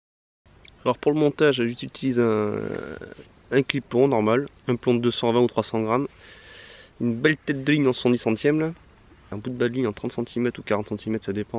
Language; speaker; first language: French; native; French